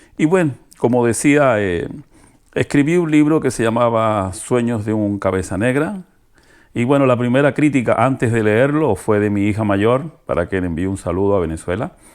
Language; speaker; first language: Spanish; native; Spanish